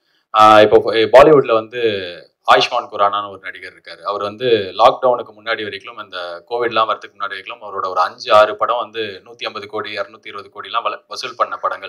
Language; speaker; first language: Tamil; native; Tamil